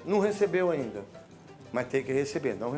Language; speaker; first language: Portuguese; native; Portuguese